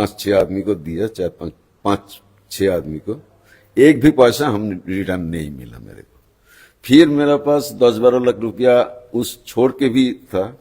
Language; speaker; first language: Hindi; non-native, local second language; Bangla